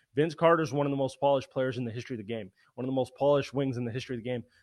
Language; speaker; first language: English; native; English